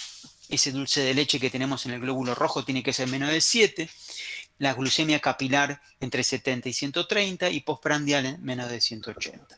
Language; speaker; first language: Spanish; native; Spanish